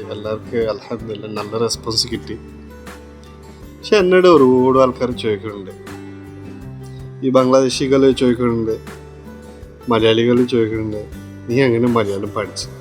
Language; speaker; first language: Malayalam; non-native, learner; Bangla